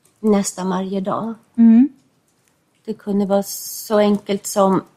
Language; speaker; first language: Swedish; non-native, fluent; English